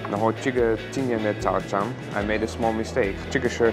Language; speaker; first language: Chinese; non-native, learner; German